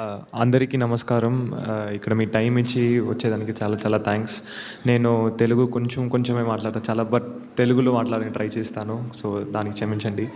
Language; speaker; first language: Telugu; non-native, local second language; Tamil